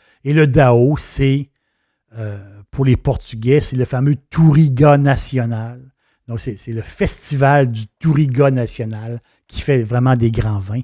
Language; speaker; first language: French; native; French